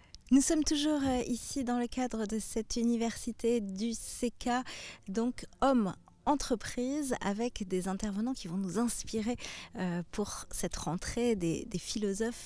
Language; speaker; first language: French; native; French